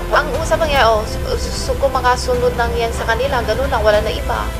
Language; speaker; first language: Filipino; non-native, local second language; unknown